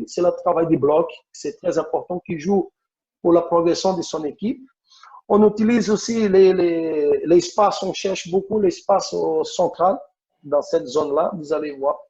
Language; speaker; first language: French; non-native, fluent; Portuguese